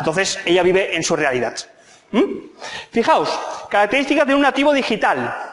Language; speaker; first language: Spanish; native; Spanish